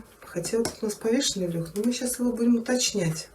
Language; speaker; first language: Russian; native; Russian